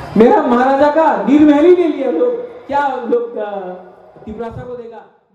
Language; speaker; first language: Hindi; non-native, local second language; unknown